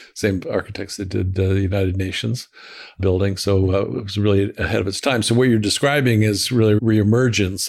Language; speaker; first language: English; native; English